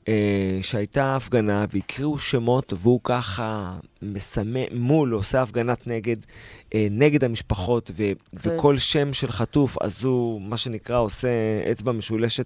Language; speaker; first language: Hebrew; native; Hebrew